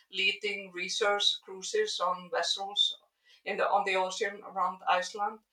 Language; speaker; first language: English; non-native, fluent; Icelandic